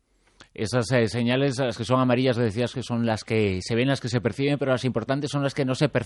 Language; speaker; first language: Spanish; native; Spanish